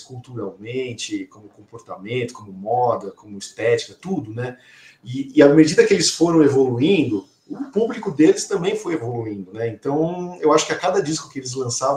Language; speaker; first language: Portuguese; native; Portuguese